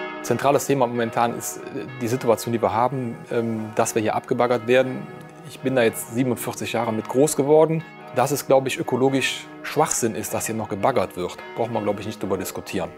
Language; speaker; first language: German; native; German